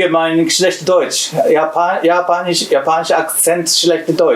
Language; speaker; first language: German; non-native, learner; Japanese